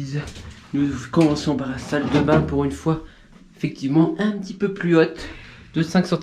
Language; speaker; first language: French; native; French